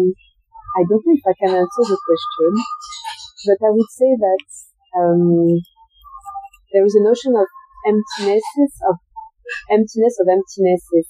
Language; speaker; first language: English; non-native, fluent; French